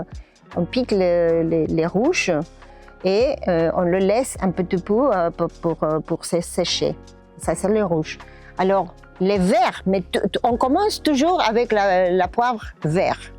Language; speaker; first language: French; non-native, learner; Spanish